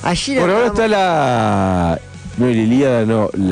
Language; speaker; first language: Spanish; native; Spanish